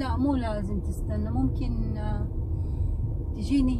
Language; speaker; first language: Arabic; native; Arabic